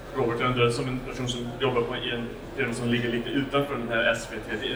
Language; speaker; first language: Swedish; non-native, fluent; English